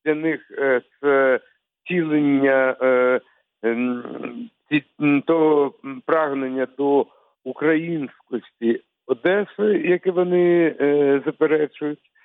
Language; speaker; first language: Ukrainian; non-native, local second language; Russian